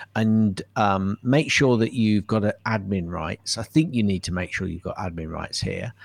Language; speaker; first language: English; native; English